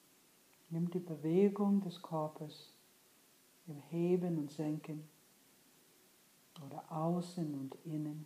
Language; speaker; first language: German; non-native, fluent; English